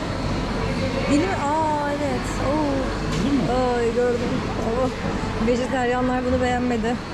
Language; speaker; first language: Turkish; native; Turkish